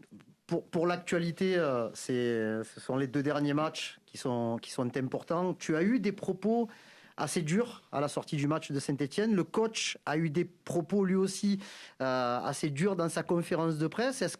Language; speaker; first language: French; native; French